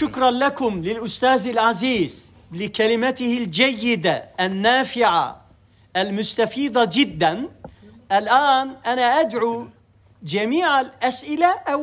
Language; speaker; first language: Arabic; non-native, fluent; Turkish